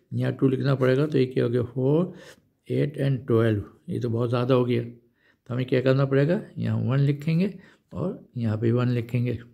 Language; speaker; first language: Urdu; non-native, local second language; Punjabi